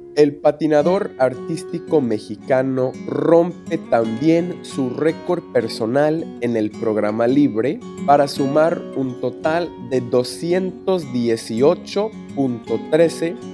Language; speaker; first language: Spanish; non-native, fluent; English